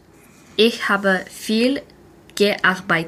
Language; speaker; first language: German; non-native, learner; English